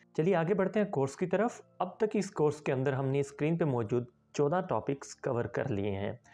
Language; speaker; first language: Urdu; native; Urdu